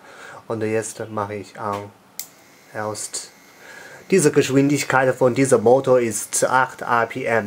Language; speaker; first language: German; non-native, learner; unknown